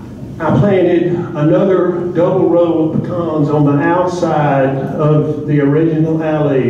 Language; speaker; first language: English; native; English